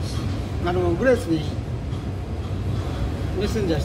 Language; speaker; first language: Japanese; non-native, learner; Filipino